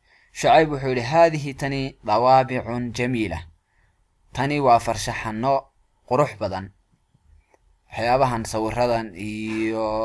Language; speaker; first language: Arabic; non-native, fluent; Somali